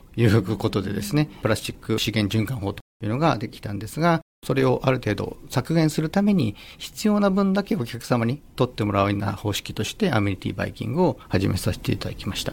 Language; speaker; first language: Japanese; native; Japanese